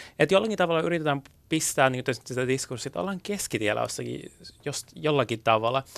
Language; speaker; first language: Finnish; early bilingual, other home language; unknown